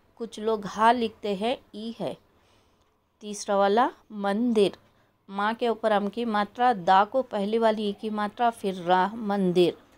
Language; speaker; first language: Hindi; non-native, local second language; Kannada